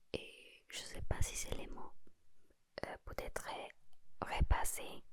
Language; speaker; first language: French; non-native, learner; Spanish